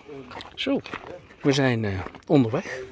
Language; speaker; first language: Dutch; native; Dutch